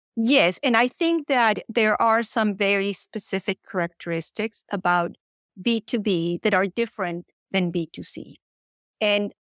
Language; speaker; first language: English; non-native, fluent; Spanish